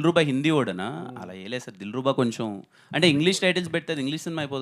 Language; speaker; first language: Telugu; native; Telugu